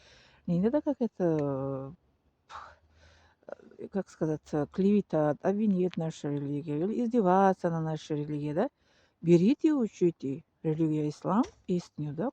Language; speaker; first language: Russian; non-native, learner; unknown